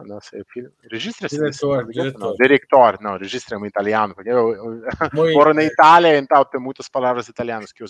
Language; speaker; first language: Portuguese; non-native, fluent; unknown